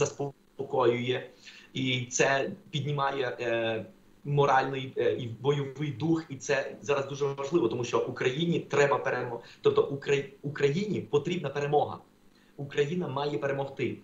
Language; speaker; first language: Ukrainian; non-native, fluent; Spanish